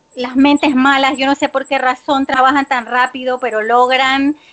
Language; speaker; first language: Spanish; native; Spanish